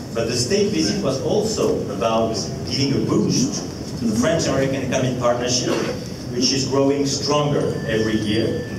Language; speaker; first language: English; non-native, fluent; French